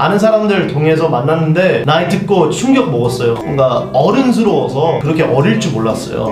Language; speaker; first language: Korean; non-native, fluent; English